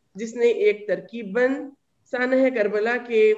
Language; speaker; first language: Urdu; native; Urdu